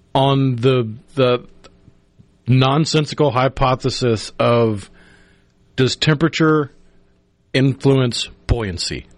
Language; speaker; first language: English; native; English